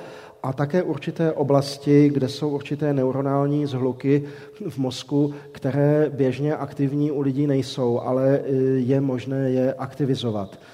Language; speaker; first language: Czech; native; Czech